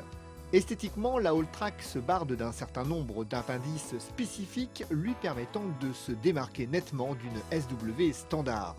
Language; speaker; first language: French; native; French